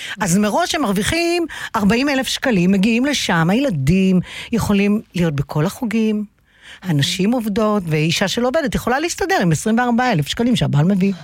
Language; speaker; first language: Hebrew; native; Hebrew